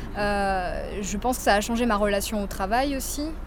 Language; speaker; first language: French; native; French